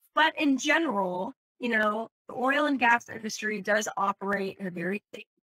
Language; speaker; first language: English; native; English